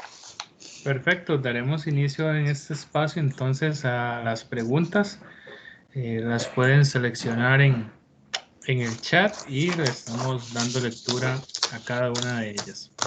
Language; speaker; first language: Spanish; native; Spanish